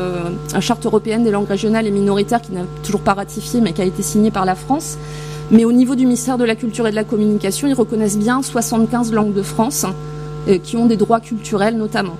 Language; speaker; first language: French; native; French